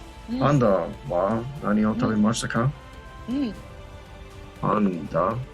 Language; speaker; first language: Japanese; non-native, learner; English